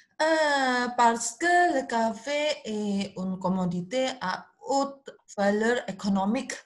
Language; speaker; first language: French; non-native, learner; Indonesian